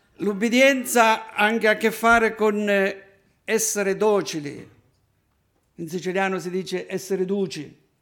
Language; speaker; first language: Italian; native; Italian